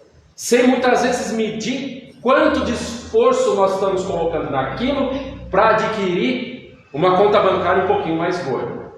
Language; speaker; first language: Portuguese; native; Portuguese